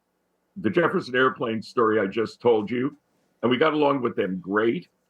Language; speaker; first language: English; native; English